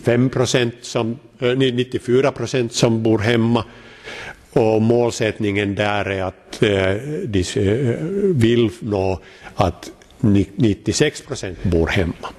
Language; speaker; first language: Swedish; non-native, local second language; Finnish